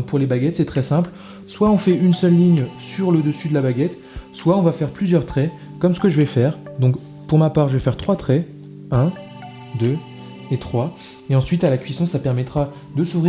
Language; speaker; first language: French; native; French